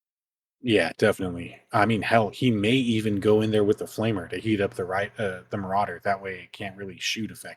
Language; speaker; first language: English; native; English